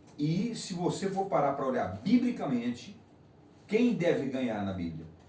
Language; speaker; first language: Portuguese; native; Portuguese